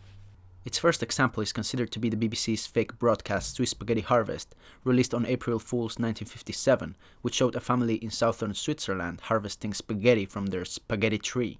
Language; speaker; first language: English; non-native, fluent; Spanish